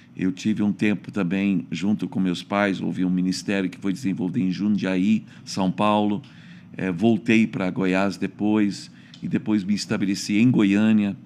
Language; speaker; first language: Portuguese; early bilingual, other home language; English